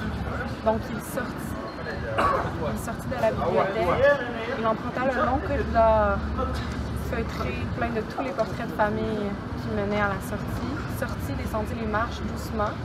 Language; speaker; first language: French; native; French